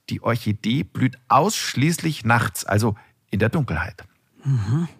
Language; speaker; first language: German; native; German